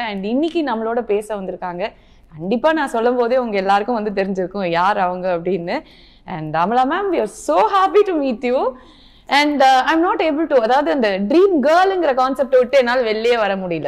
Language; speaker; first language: Tamil; native; Tamil